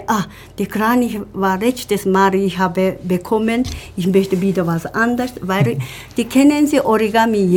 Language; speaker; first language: German; non-native, learner; Japanese